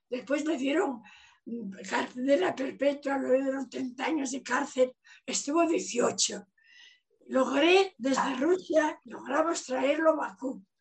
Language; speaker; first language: Spanish; native; Spanish